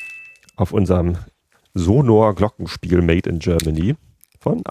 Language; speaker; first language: German; native; German